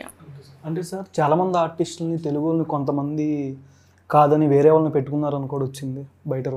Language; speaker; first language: Telugu; native; Telugu